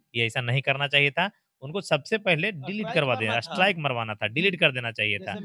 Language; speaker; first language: Hindi; native; Hindi